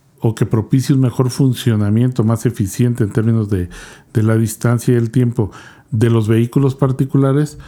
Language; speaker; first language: Spanish; native; Spanish